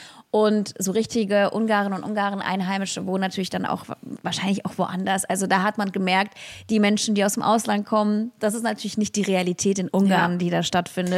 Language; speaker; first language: German; early bilingual, other home language; Russian